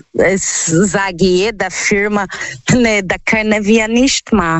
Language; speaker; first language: German; non-native, learner; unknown